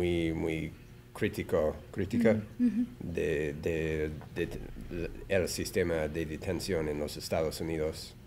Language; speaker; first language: Spanish; non-native, learner; English